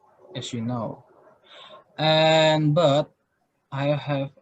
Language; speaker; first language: English; non-native, learner; Indonesian